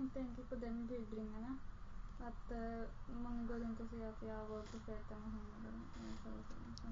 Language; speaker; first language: Norwegian; early bilingual, other home language; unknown